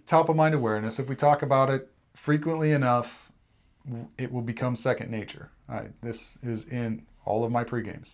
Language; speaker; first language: English; native; English